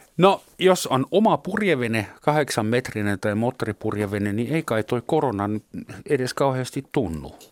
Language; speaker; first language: Finnish; non-native, fluent; German